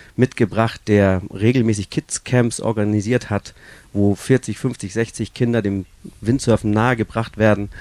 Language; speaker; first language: German; native; German